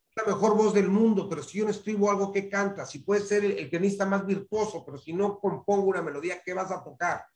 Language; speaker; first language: Spanish; native; Spanish